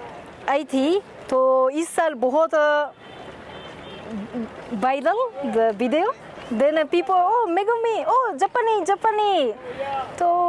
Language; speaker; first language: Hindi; non-native, learner; Japanese